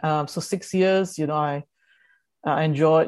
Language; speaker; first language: English; early bilingual, other home language; Indonesian